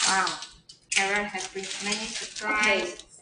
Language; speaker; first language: English; non-native, learner; Chinese